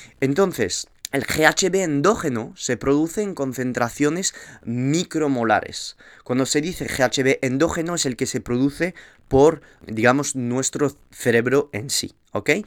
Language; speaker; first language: Spanish; early bilingual, heritage; Spanish